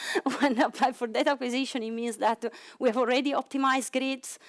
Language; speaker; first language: English; non-native, fluent; Italian